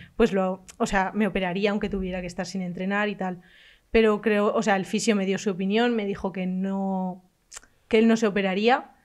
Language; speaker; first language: Spanish; native; Spanish